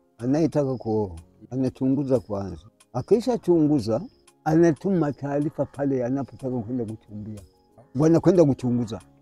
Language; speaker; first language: Swahili; non-native, local second language; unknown